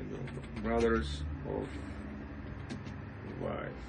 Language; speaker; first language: English; non-native, fluent; Russian